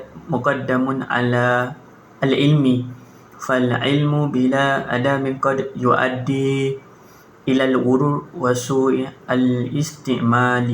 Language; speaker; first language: Arabic; non-native, learner; Malay